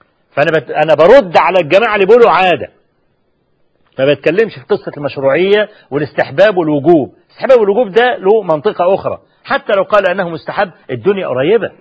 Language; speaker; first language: Arabic; native; Arabic